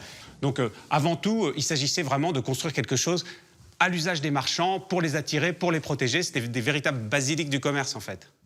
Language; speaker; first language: French; native; French